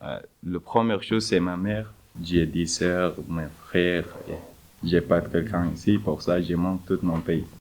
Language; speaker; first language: French; non-native, learner; Arabic